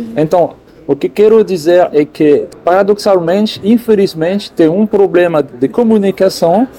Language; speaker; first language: Portuguese; non-native, fluent; French